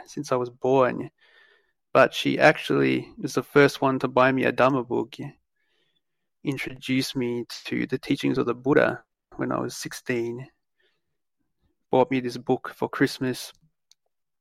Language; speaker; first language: English; native; English